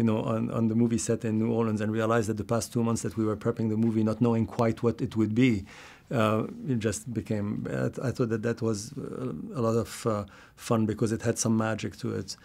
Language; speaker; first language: English; non-native, fluent; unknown